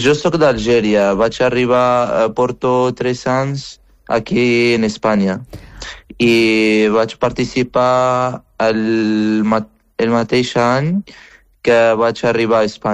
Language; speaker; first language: Catalan; non-native, fluent; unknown